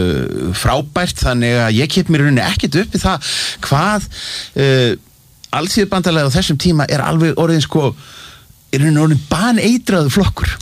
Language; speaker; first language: Icelandic; native; Icelandic